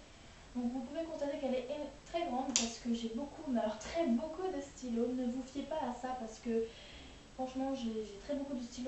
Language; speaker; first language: French; native; French